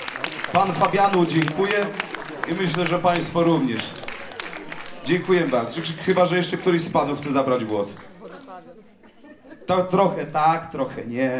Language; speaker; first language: Polish; native; Polish